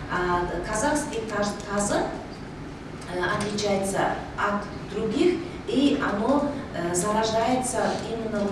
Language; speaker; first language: Russian; non-native, local second language; Kazakh